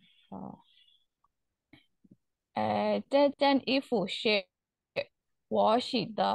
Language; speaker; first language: Chinese; non-native, learner; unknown